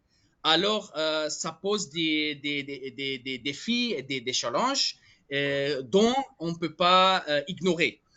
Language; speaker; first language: French; non-native, fluent; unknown